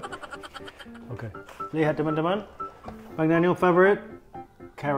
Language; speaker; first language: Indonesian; non-native, learner; English